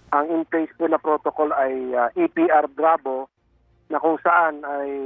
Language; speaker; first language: Filipino; native; Filipino